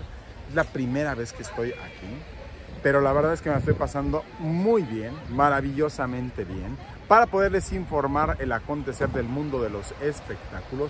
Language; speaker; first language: Spanish; native; Spanish